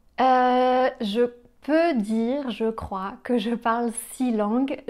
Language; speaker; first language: French; native; French